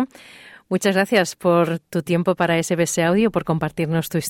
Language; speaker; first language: Spanish; native; Spanish